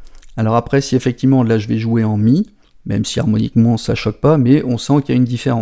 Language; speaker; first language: French; native; French